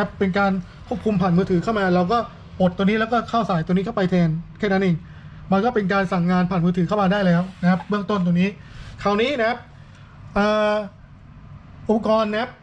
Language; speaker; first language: Thai; native; Thai